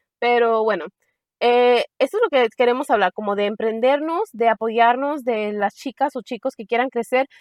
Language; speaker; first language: Spanish; early bilingual, heritage; Spanish